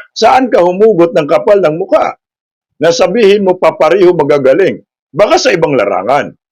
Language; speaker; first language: Filipino; non-native, local second language; Cebuano